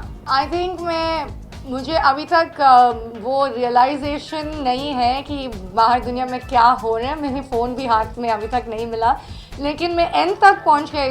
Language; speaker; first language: Hindi; non-native, local second language; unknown